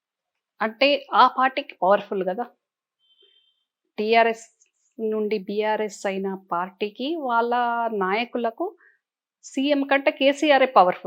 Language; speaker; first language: Telugu; native; Telugu